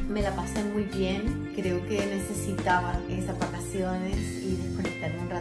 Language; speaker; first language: Spanish; native; Spanish